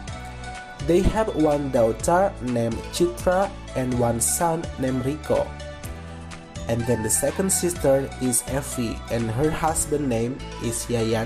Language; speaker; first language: English; non-native, fluent; Indonesian